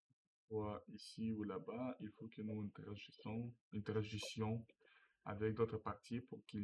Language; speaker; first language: French; non-native, learner; Russian